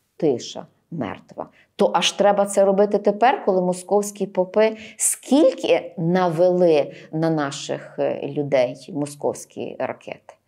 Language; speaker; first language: Ukrainian; native; Ukrainian